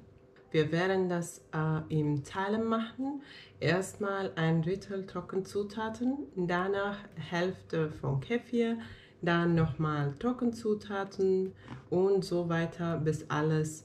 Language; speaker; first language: German; non-native, fluent; Finnish